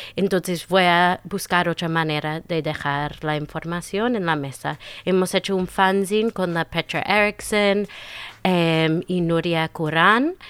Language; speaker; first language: Spanish; non-native, fluent; English